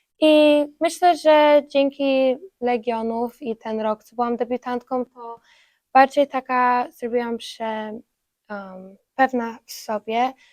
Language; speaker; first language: Polish; early bilingual, heritage; Polish